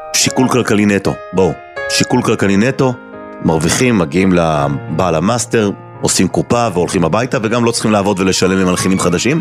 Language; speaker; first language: Hebrew; native; Hebrew